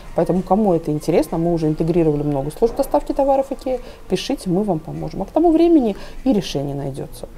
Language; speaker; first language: Russian; native; Russian